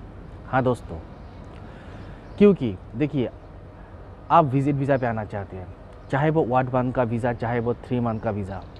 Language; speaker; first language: Hindi; non-native, local second language; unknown